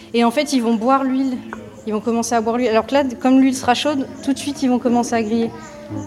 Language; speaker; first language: French; native; French